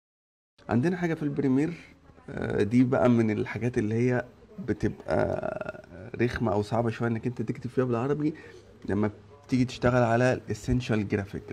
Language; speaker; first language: Arabic; native; Arabic